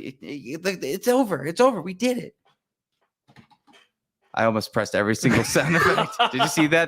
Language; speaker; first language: English; native; English